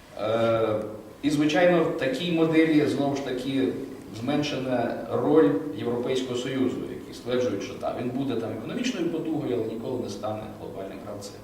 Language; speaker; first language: Ukrainian; native; Ukrainian